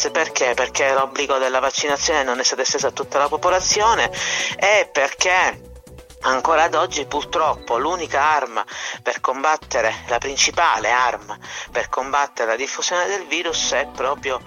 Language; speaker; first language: Italian; native; Italian